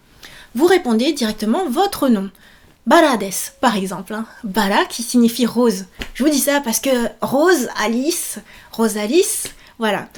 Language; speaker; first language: French; native; French